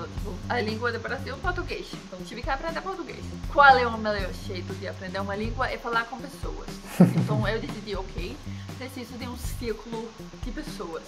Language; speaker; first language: Portuguese; non-native, fluent; Danish